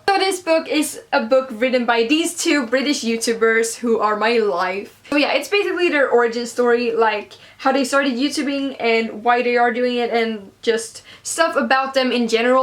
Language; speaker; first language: English; non-native, fluent; Swedish